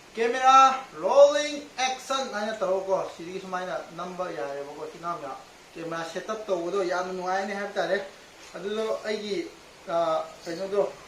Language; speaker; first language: Manipuri; native; Manipuri